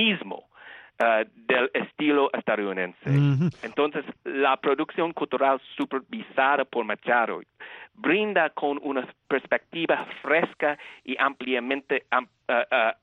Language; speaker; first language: Spanish; non-native, fluent; English